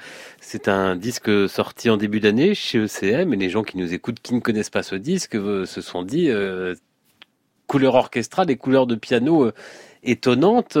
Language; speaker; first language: French; native; French